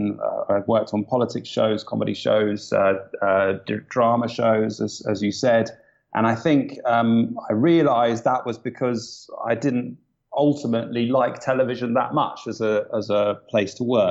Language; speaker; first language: English; native; English